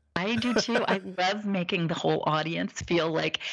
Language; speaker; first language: English; native; English